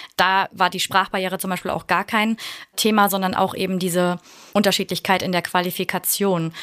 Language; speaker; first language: German; native; German